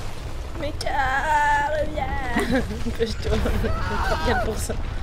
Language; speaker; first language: French; native; French